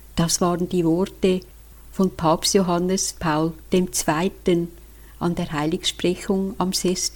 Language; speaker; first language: German; native; German